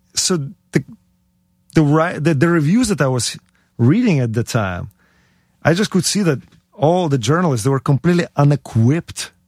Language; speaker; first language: English; non-native, fluent; Russian